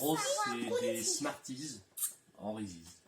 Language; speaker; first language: French; native; French